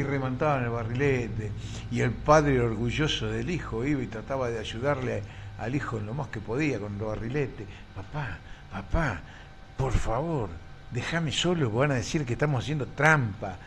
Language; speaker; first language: Spanish; native; Spanish